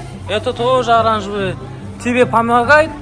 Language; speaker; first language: Russian; non-native, local second language; Kazakh